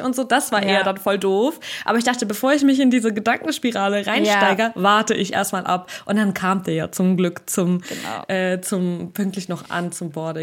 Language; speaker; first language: German; early bilingual, other home language; Russian